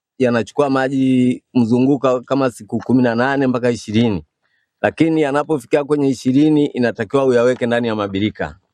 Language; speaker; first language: Swahili; non-native, local second language; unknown